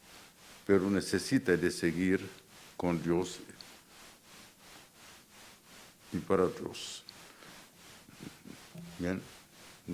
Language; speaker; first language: Spanish; non-native, fluent; Arabic